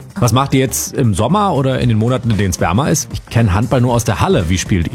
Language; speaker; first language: German; native; German